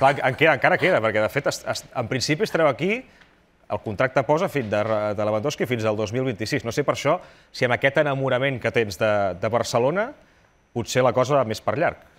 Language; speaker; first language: Catalan; native; Catalan